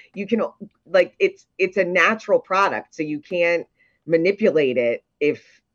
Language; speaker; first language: English; native; English